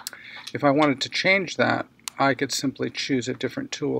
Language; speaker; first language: English; native; English